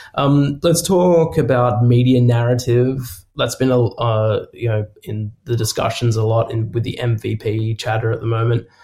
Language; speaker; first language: English; native; English